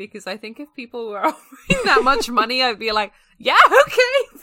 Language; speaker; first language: English; native; English